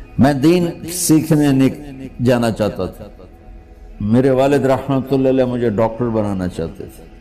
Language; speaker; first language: Urdu; non-native, local second language; Punjabi